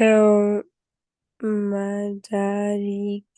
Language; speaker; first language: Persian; non-native, learner; English